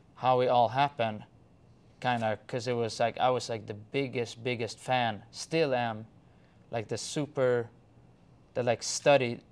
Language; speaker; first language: English; non-native, fluent; Swedish